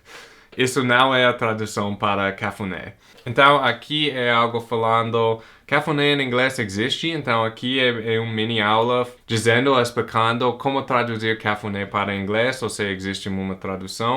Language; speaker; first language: Portuguese; non-native, fluent; English